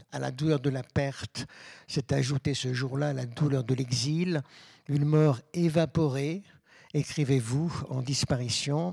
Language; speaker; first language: French; native; French